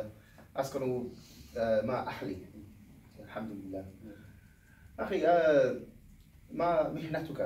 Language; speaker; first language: Arabic; non-native, learner; English